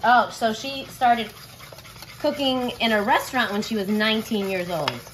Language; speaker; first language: English; early bilingual, other home language; Portuguese